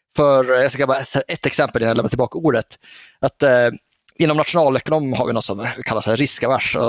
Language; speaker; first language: Swedish; native; Swedish